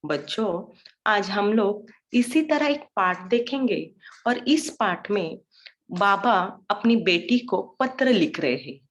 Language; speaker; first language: Hindi; non-native, local second language; Marathi